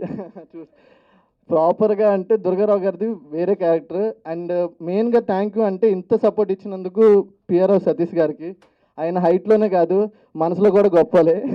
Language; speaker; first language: Telugu; native; Telugu